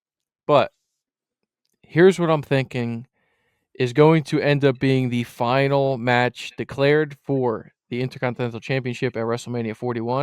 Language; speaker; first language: English; native; English